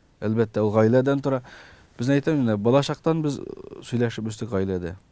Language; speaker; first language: Tatar; early bilingual, heritage; Tatar